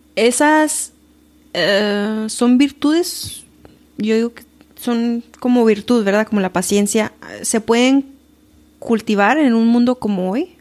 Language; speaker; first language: Spanish; early bilingual, heritage; Spanish